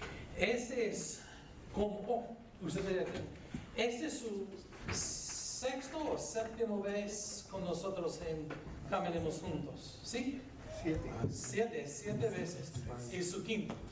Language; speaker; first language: Spanish; non-native, fluent; English